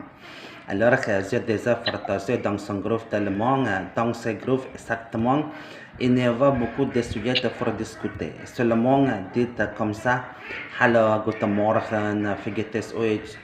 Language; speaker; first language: French; non-native, learner; Indonesian